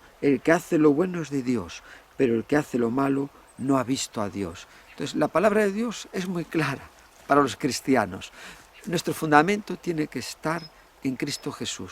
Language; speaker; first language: Spanish; native; Spanish